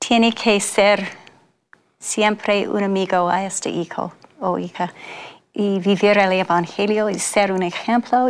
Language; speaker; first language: Spanish; non-native, fluent; English